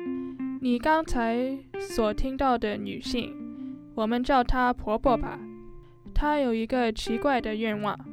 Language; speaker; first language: Chinese; early bilingual, heritage; Chinese